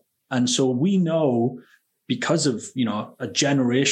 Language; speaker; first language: English; native; English